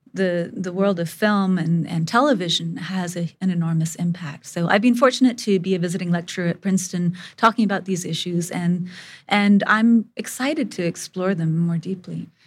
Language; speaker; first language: English; early bilingual, other home language; Bangla